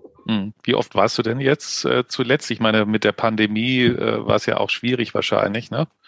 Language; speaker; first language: German; native; German